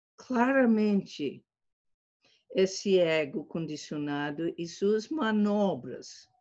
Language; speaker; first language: Portuguese; non-native, fluent; English